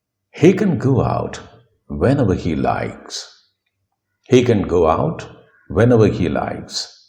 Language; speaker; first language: English; non-native, local second language; Malayalam